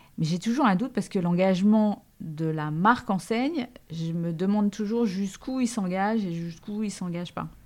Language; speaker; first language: French; native; French